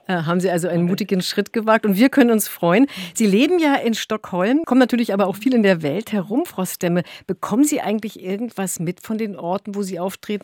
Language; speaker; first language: German; native; German